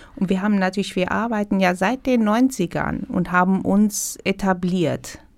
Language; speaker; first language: German; non-native, fluent; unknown